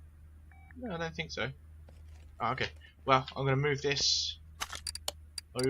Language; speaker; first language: English; native; English